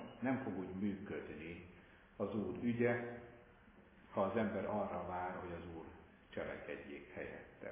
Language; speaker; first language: Hungarian; native; Hungarian